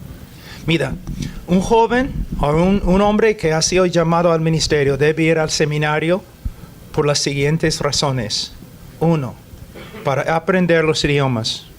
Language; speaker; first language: Spanish; non-native, fluent; English